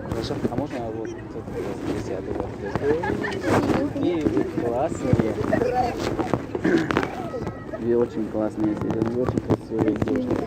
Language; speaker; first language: Russian; non-native, local second language; Tajik